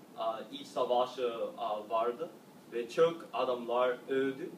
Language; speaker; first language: Turkish; non-native, learner; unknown